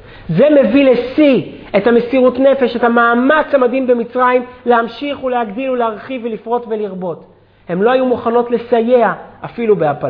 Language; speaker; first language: Hebrew; native; Hebrew